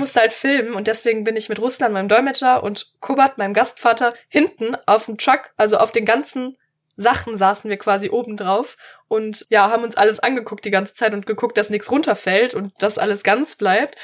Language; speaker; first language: German; native; German